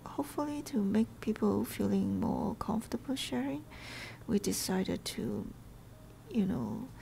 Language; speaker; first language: English; non-native, local second language; Cantonese